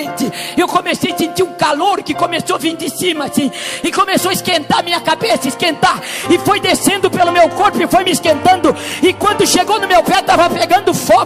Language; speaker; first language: Portuguese; native; Portuguese